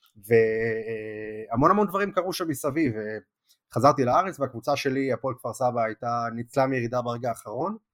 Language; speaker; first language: Hebrew; native; Hebrew